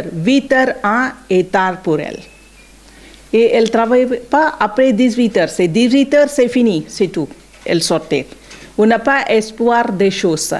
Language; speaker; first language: French; non-native, learner; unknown